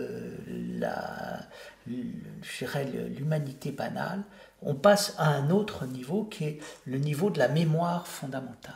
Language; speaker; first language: French; native; French